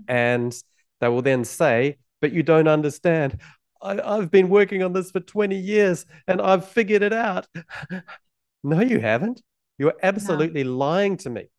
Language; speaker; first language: English; native; English